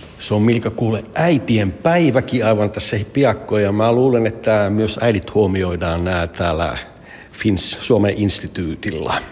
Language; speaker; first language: Finnish; early bilingual, heritage; Finnish